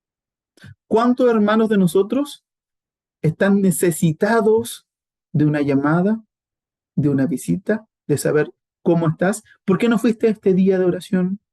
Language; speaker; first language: Spanish; native; Spanish